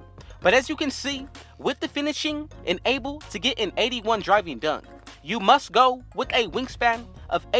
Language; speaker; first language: English; native; English